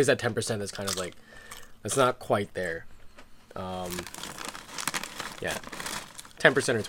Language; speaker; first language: English; native; English